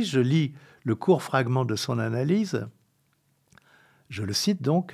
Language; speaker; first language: French; native; French